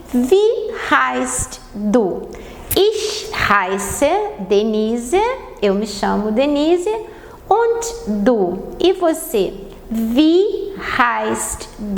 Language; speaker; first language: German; non-native, fluent; Portuguese